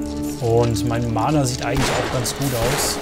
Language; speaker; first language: German; native; German